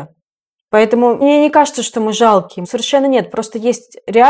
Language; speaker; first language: Russian; native; Russian